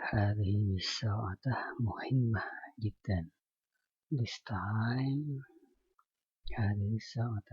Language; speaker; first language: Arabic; non-native, learner; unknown